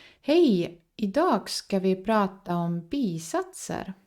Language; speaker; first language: Swedish; non-native, fluent; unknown